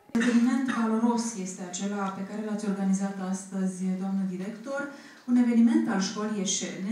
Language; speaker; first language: Romanian; native; Romanian